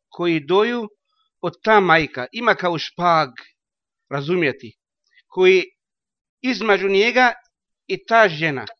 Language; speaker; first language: Croatian; non-native, learner; Arabic